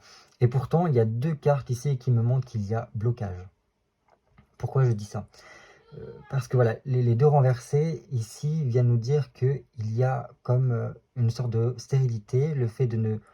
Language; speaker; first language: French; native; French